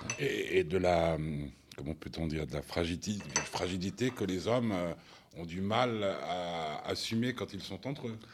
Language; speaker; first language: French; native; French